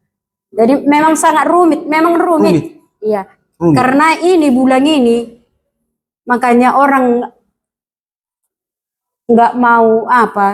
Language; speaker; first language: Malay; non-native, local second language; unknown